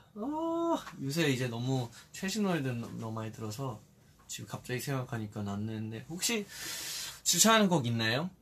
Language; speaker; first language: Korean; early bilingual, heritage; Korean